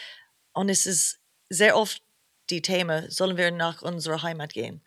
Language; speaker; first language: German; non-native, learner; English